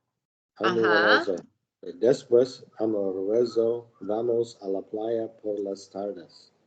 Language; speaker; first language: Spanish; non-native, learner; English